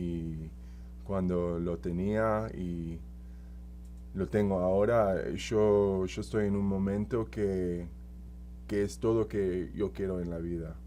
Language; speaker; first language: Spanish; early bilingual, heritage; Spanish